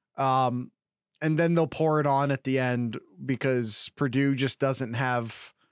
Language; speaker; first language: English; native; English